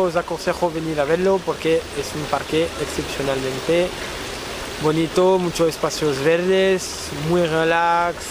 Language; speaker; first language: Spanish; non-native, fluent; French